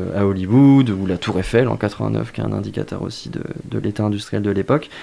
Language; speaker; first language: French; native; French